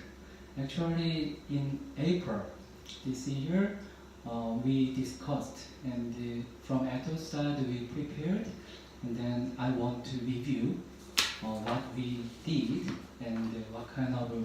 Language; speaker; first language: English; non-native, learner; Korean